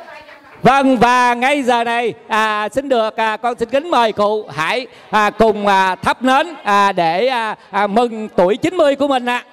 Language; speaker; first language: Vietnamese; native; Vietnamese